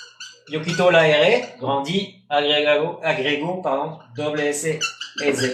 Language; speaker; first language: Spanish; non-native, fluent; French